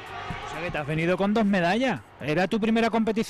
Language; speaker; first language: Spanish; native; Spanish